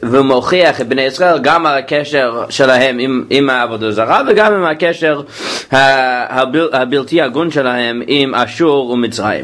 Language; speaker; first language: Hebrew; non-native, fluent; English